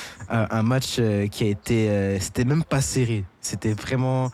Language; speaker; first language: French; native; French